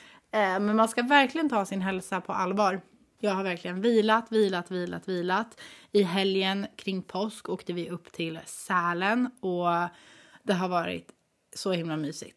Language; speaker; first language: Swedish; native; Swedish